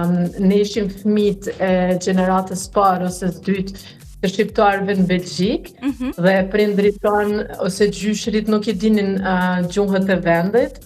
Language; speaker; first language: Albanian; early bilingual, heritage; Albanian